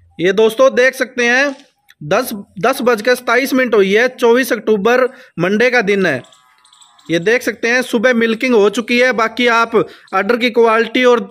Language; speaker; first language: Hindi; native; Hindi